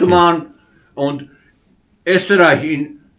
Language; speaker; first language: German; non-native, learner; Bosnian